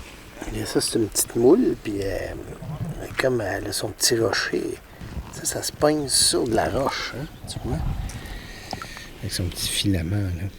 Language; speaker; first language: French; native; French